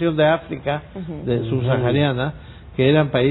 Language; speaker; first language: Spanish; native; Spanish